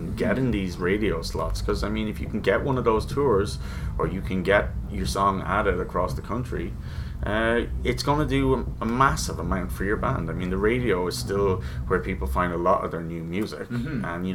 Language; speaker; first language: English; native; English